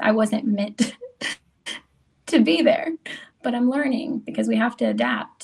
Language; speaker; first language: English; native; English